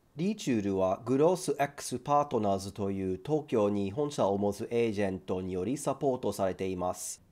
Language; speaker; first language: Japanese; non-native, fluent; English